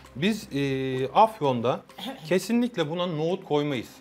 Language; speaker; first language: Turkish; native; Turkish